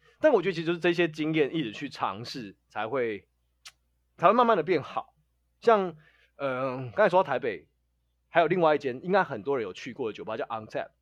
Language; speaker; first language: Chinese; native; Chinese